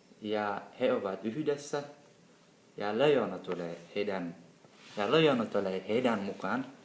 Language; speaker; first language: Finnish; non-native, learner; Somali